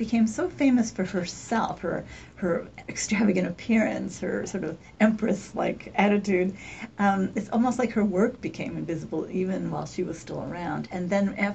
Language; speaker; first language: English; native; English